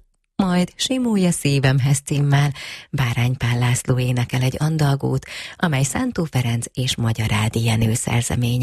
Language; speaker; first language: Hungarian; native; Hungarian